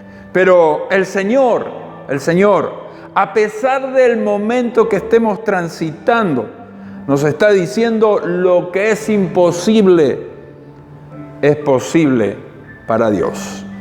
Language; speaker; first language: Spanish; native; Spanish